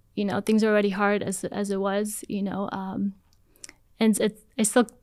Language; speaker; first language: English; early bilingual, other home language; Polish